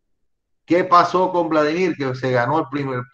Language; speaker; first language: Spanish; native; Spanish